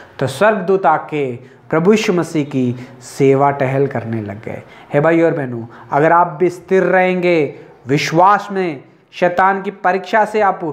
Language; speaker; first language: Hindi; non-native, local second language; Telugu